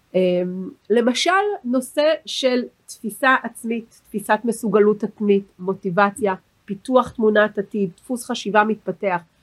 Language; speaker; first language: Hebrew; native; Hebrew